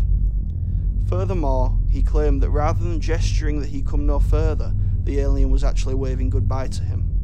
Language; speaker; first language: English; native; English